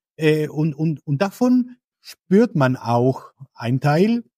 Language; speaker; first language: German; non-native, fluent; Spanish